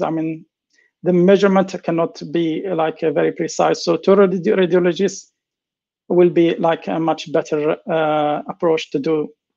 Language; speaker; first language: English; non-native, fluent; Arabic